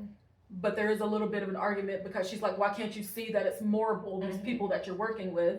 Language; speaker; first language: English; native; English